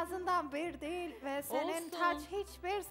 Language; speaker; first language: Turkish; non-native, learner; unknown